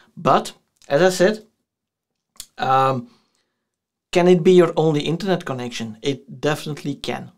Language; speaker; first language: English; non-native, fluent; Dutch